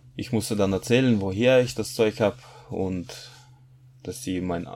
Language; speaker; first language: German; non-native, fluent; Russian